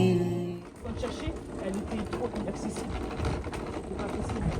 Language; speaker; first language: French; native; French